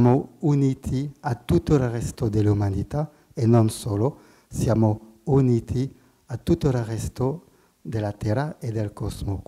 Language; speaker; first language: Italian; non-native, fluent; French